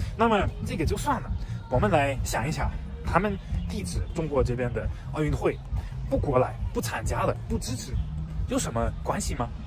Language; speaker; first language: Chinese; non-native, fluent; German